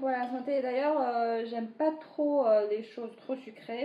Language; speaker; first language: French; non-native, fluent; Chinese